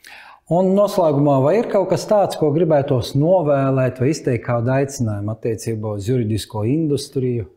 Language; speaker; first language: Latvian; native; Latvian